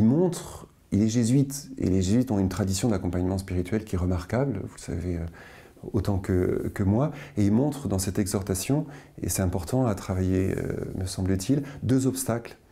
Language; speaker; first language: French; native; French